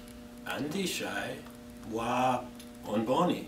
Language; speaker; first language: Arabic; non-native, learner; English